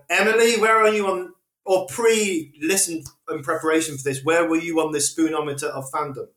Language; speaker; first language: English; native; English